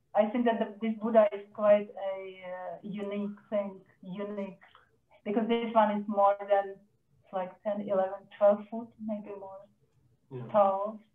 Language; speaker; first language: English; non-native, fluent; Czech